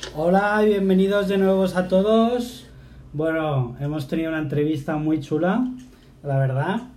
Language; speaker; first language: Spanish; native; Spanish